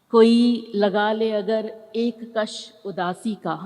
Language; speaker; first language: Hindi; native; Hindi